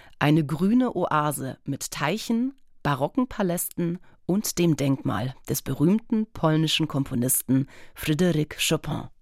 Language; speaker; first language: German; early bilingual, other home language; Polish